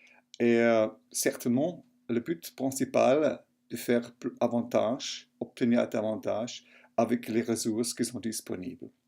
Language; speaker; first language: French; non-native, fluent; German